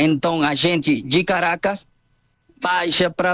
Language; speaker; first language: Portuguese; non-native, fluent; Spanish